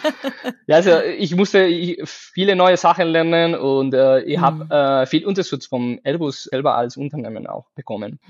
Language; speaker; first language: German; non-native, learner; Spanish